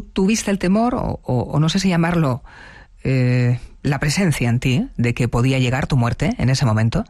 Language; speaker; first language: Spanish; native; Spanish